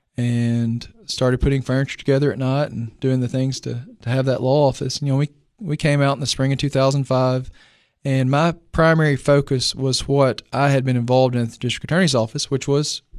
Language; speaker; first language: English; native; English